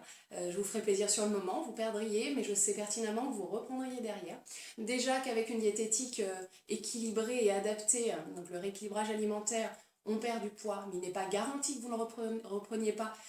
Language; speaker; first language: French; native; French